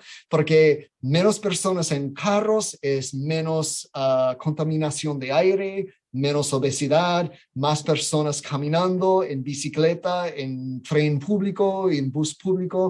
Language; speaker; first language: Spanish; non-native, fluent; English